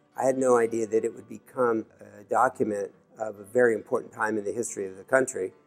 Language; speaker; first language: English; native; English